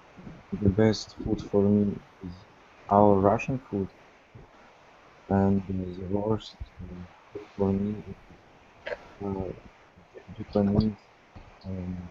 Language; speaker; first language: English; non-native, learner; Russian